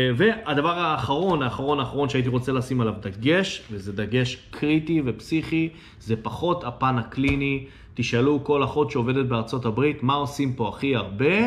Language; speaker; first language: Hebrew; native; Hebrew